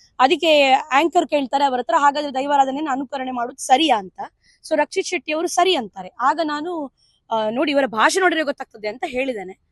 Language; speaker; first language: Kannada; non-native, local second language; Tulu